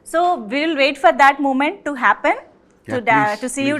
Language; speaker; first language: English; non-native, local second language; Telugu